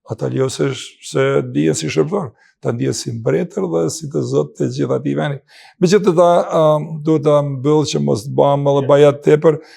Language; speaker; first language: Albanian; native; Albanian